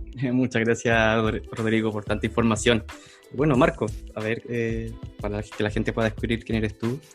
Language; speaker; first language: Spanish; native; Spanish